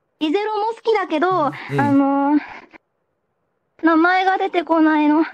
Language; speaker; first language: Japanese; native; Japanese